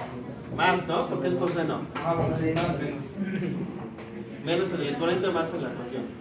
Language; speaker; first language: Spanish; native; Spanish